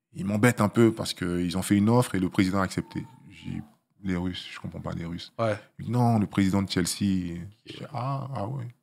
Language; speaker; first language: French; early bilingual, other home language; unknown